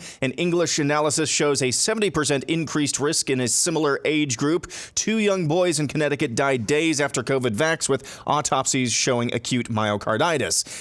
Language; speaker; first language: English; native; English